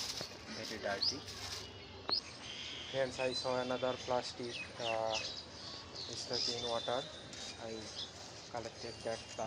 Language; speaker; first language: English; non-native, learner; Bangla